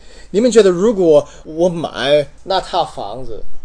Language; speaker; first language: Chinese; non-native, fluent; English